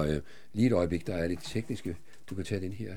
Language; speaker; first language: Danish; native; Danish